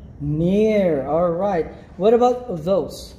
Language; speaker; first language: English; non-native, fluent; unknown